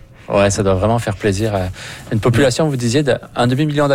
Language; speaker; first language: French; native; French